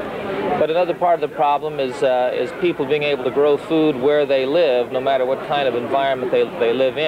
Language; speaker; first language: English; native; English